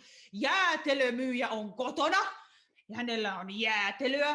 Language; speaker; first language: Finnish; native; Finnish